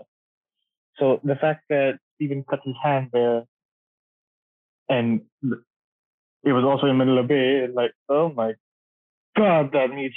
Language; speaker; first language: English; non-native, local second language; Cebuano